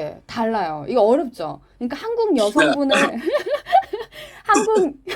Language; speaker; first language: Korean; native; Korean